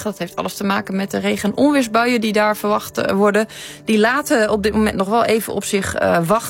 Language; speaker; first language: Dutch; native; Dutch